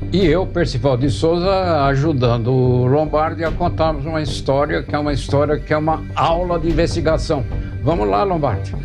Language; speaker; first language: Portuguese; native; Portuguese